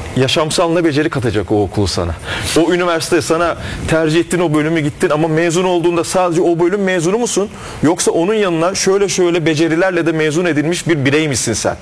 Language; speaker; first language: Turkish; native; Turkish